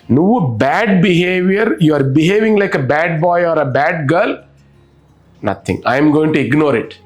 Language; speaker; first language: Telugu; native; Telugu